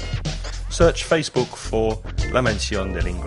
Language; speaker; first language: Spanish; non-native, fluent; English